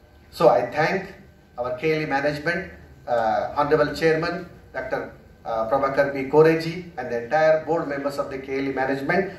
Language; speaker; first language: English; non-native, local second language; Kannada